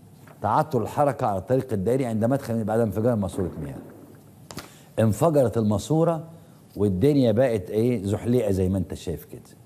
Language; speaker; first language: Arabic; native; Arabic